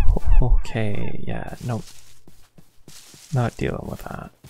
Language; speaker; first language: English; native; English